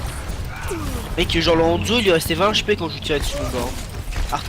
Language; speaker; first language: French; native; French